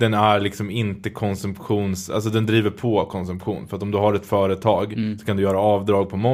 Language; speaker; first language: Swedish; native; Swedish